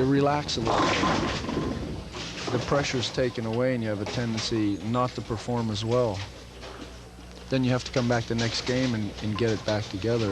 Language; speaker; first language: English; native; English